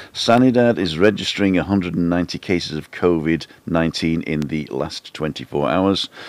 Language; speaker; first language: English; native; English